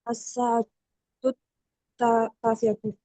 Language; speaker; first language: Arabic; non-native, learner; Urdu